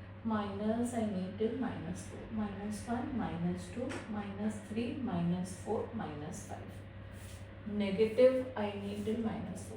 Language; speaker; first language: English; non-native, local second language; Hindi